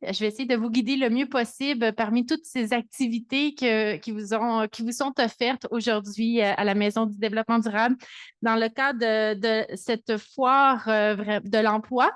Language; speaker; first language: French; native; French